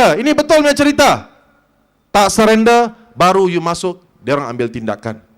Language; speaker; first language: Malay; non-native, local second language; Tamil